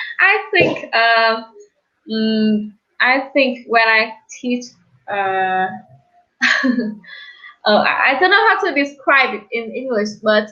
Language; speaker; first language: English; non-native, learner; Vietnamese